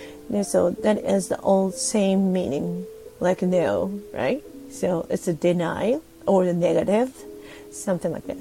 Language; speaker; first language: English; non-native, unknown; Japanese